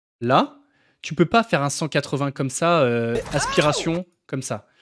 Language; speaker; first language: French; native; French